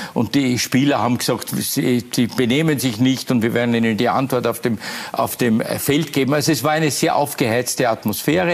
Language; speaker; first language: German; native; German